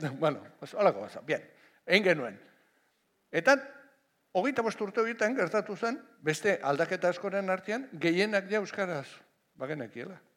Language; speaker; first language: Basque; non-native, local second language; Spanish